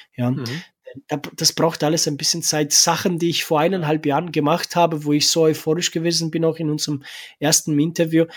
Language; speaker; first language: German; non-native, fluent; Romanian